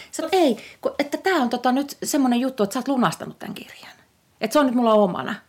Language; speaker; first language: Finnish; native; Finnish